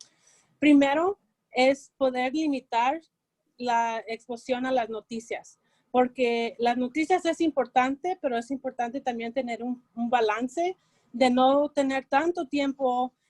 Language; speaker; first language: Spanish; early bilingual, heritage; Spanish